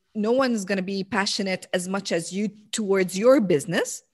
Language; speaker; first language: English; non-native, fluent; Arabic